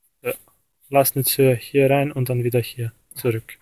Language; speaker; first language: German; native; German